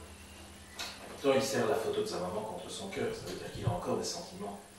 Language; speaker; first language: French; native; French